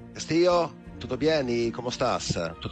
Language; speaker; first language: Spanish; non-native, learner; Italian